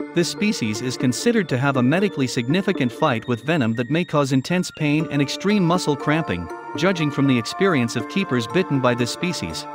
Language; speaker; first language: English; native; English